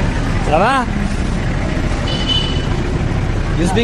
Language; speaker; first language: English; non-native, learner; French